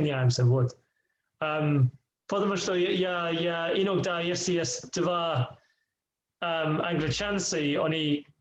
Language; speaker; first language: Russian; non-native, learner; English